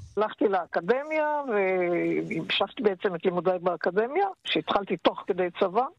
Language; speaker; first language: Hebrew; native; Hebrew